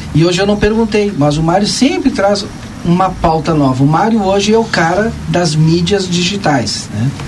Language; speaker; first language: Portuguese; native; Portuguese